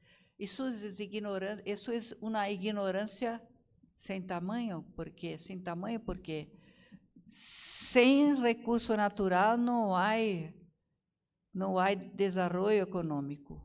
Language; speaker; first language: Spanish; non-native, learner; Portuguese